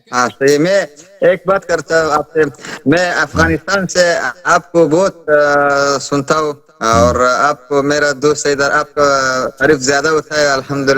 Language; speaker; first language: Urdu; non-native, learner; Persian